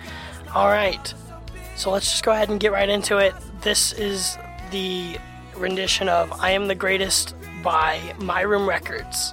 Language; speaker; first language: English; native; English